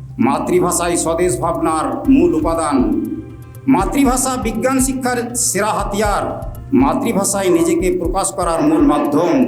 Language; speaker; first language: Bangla; non-native, local second language; Santali